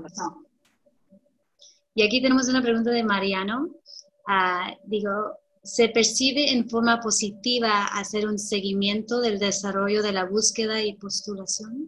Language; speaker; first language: Spanish; early bilingual, heritage; Spanish